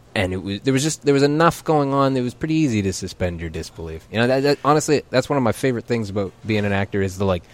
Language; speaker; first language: English; native; English